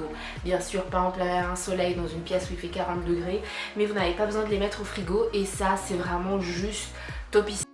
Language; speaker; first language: French; native; French